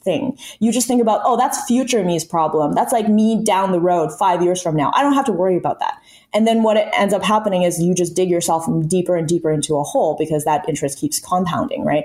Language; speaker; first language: English; early bilingual, other home language; Chinese